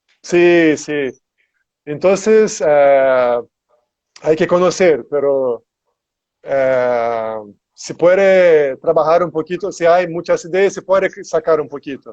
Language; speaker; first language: Spanish; non-native, learner; Portuguese